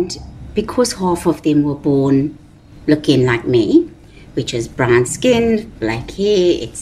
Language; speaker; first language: English; native; English